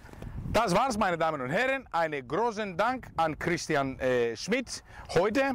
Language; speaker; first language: German; non-native, fluent; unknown